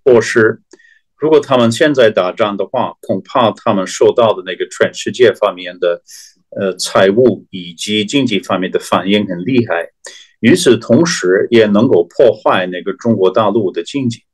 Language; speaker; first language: Chinese; non-native, fluent; English